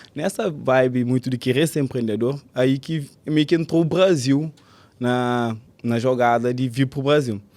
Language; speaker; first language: Portuguese; non-native, local second language; Kabuverdianu